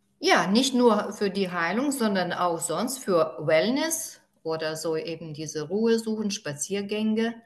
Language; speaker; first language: German; non-native, fluent; Lithuanian